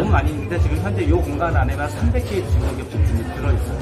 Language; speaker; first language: Korean; native; Korean